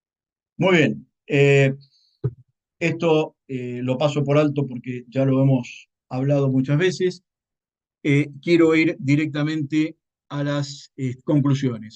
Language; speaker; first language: Spanish; native; Spanish